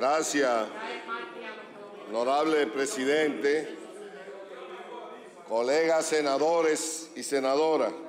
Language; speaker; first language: Spanish; native; Spanish